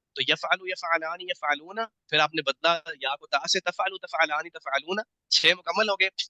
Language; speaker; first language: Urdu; native; Urdu